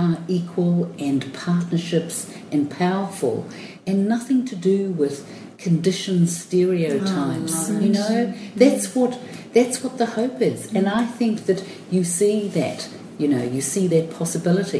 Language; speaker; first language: English; native; English